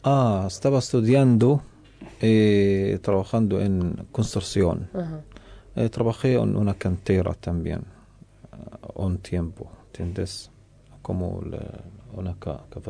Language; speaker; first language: Spanish; non-native, learner; Arabic